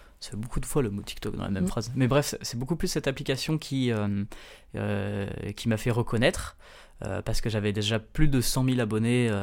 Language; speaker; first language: French; native; French